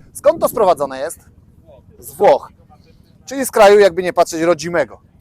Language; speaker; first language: Polish; native; Polish